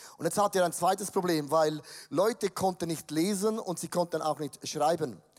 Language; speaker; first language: German; native; German